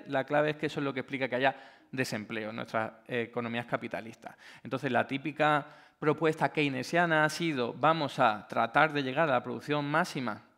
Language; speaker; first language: Spanish; native; Spanish